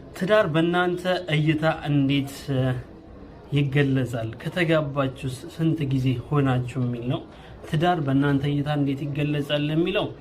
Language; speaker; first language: Amharic; non-native, local second language; Oromo